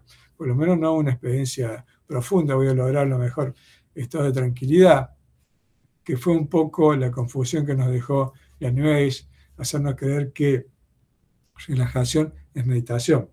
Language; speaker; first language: Spanish; native; Spanish